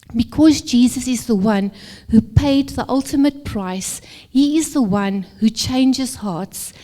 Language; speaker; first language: English; non-native, local second language; Afrikaans